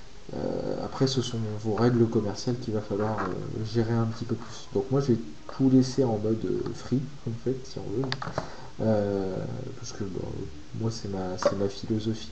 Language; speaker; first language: French; native; French